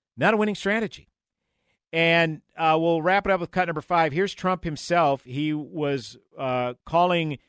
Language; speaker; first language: English; native; English